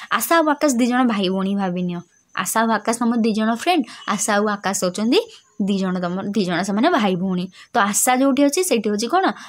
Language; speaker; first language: Hindi; non-native, local second language; Odia